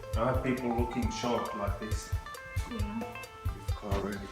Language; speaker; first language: English; non-native, learner; Finnish